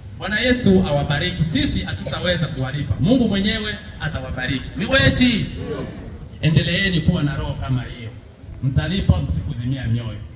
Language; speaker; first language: Swahili; non-native, local second language; Bembe